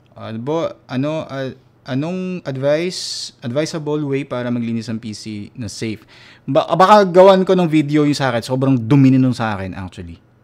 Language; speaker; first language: Filipino; non-native, local second language; Cebuano